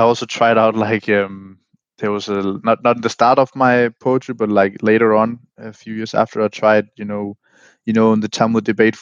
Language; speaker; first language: English; non-native, fluent; Danish